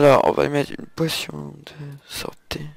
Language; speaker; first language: French; native; French